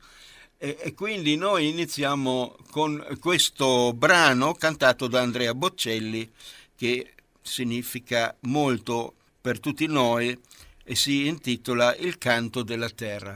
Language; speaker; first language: Italian; non-native, fluent; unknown